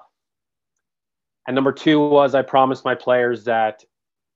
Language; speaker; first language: English; native; English